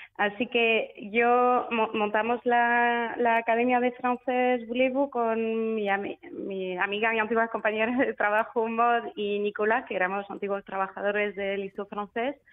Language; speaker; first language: Spanish; non-native, fluent; French